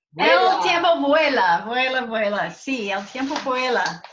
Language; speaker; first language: Spanish; non-native, learner; English